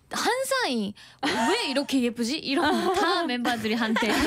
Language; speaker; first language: Korean; non-native, learner; Japanese